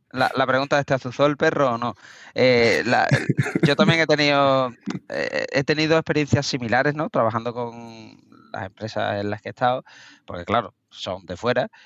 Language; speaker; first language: Spanish; native; Spanish